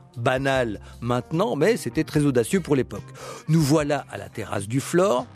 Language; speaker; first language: French; native; French